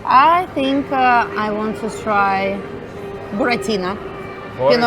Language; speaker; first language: English; non-native, learner; Russian